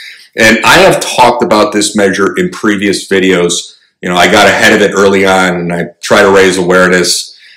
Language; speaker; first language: English; native; English